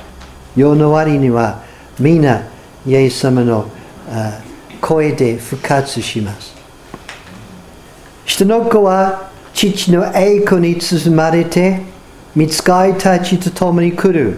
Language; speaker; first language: Japanese; non-native, fluent; English